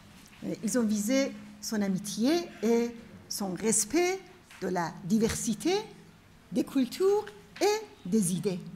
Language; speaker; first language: French; non-native, fluent; Persian